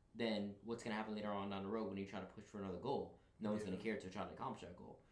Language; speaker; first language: English; native; English